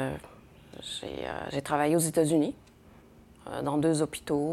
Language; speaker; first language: French; early bilingual, other home language; Spanish